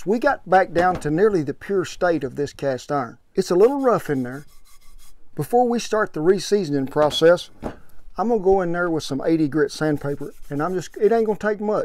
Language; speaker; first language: English; native; English